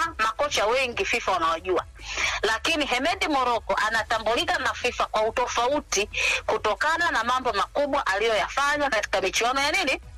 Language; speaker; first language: Swahili; non-native, local second language; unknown